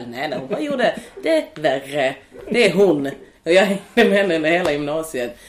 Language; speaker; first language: Swedish; native; Swedish